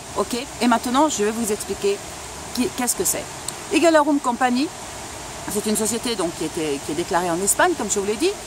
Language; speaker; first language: French; non-native, local second language; Spanish